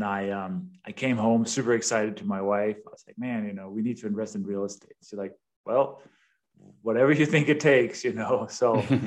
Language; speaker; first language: English; non-native, fluent; Danish